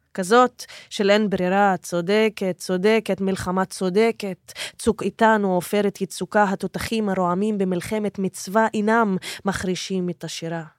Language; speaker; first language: Hebrew; non-native, local second language; Arabic